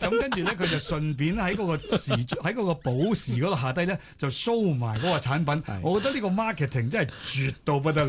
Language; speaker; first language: Cantonese; native; Cantonese